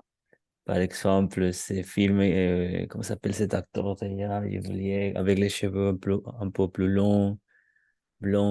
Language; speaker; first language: French; non-native, learner; Spanish